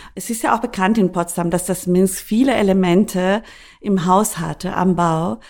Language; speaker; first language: German; non-native, fluent; Spanish